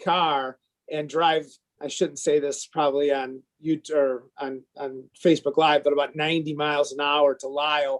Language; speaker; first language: English; native; English